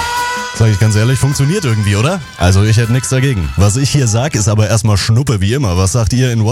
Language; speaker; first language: German; native; German